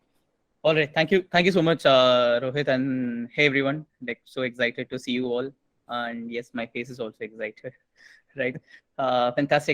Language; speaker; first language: English; non-native, local second language; Tamil